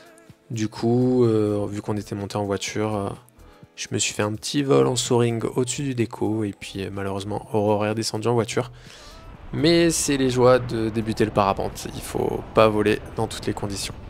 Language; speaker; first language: French; native; French